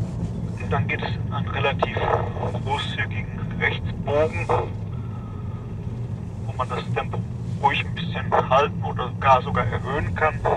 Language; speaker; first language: German; native; German